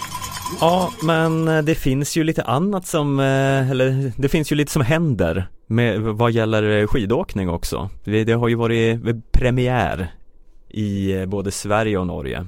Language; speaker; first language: Swedish; native; Swedish